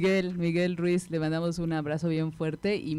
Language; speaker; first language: Spanish; native; Spanish